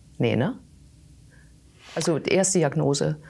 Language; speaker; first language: German; native; German